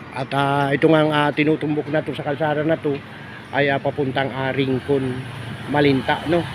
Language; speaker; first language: Filipino; non-native, local second language; Bikol